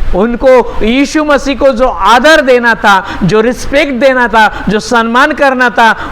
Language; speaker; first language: Hindi; non-native, local second language; Marathi